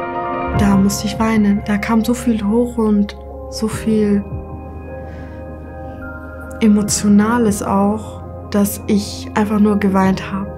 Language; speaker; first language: German; early bilingual, other home language; Kurdish